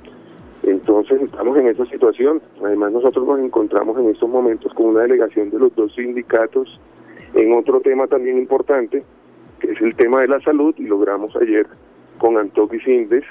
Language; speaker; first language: Spanish; native; Spanish